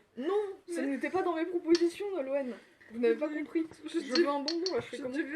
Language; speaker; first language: French; native; French